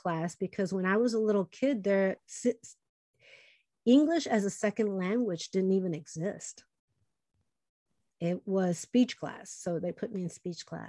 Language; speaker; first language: English; early bilingual, other home language; Spanish